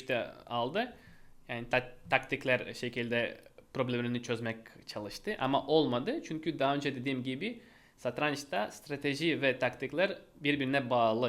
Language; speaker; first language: Turkish; non-native, fluent; Russian